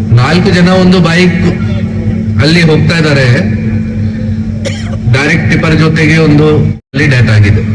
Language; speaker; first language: Kannada; non-native, local second language; Hindi